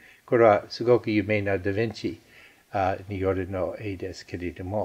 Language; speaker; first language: Japanese; non-native, fluent; English